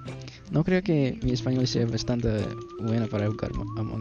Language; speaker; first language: Spanish; non-native, learner; Filipino